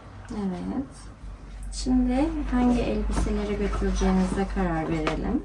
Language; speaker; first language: Turkish; native; Turkish